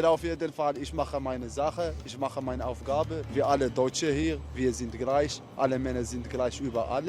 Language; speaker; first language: German; non-native, learner; Arabic